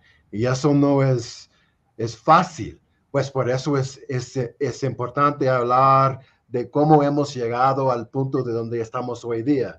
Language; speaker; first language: Spanish; non-native, fluent; English